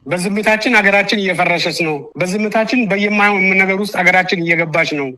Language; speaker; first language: Amharic; native; Amharic